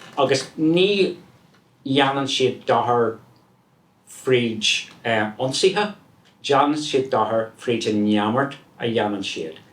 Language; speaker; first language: Irish; non-native, local second language; English